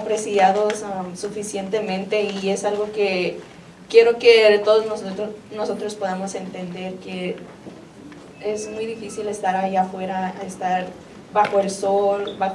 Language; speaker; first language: Spanish; early bilingual, heritage; Spanish